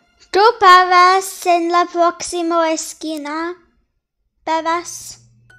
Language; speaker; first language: Spanish; non-native, learner; English